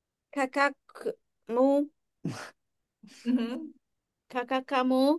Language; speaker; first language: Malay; non-native, learner; German